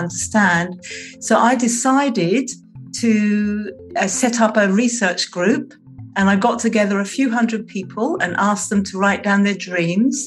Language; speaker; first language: English; native; English